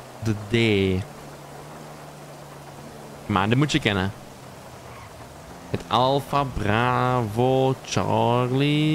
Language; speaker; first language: Dutch; native; Dutch